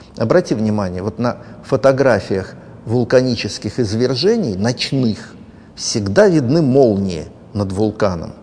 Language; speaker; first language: Russian; native; Russian